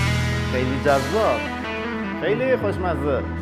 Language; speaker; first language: Persian; native; Persian